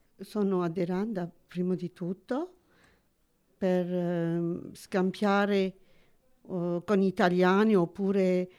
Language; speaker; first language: Italian; early bilingual, heritage; Italian